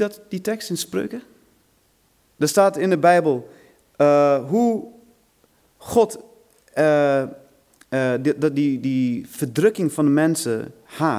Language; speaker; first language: Dutch; non-native, fluent; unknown